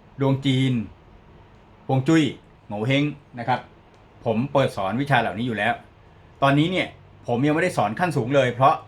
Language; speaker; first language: Thai; native; Thai